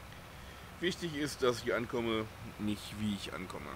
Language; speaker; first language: German; native; German